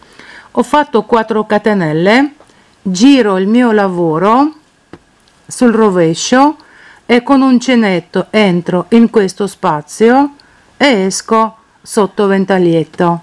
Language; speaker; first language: Italian; non-native, fluent; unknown